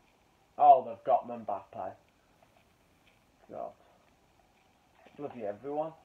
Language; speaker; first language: English; native; English